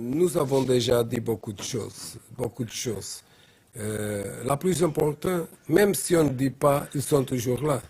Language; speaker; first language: French; non-native, learner; Portuguese